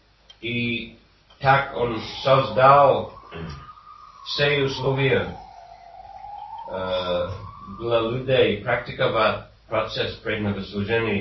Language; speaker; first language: Russian; non-native, fluent; English